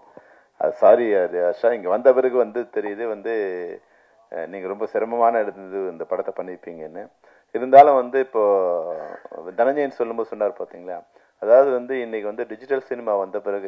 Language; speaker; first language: Tamil; native; Tamil